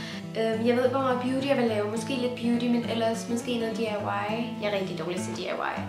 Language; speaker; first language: Danish; native; Danish